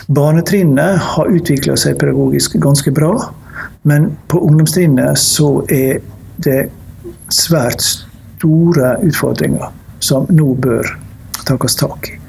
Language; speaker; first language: Norwegian; native; Norwegian